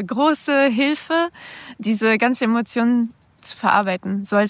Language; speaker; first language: German; early bilingual, other home language; French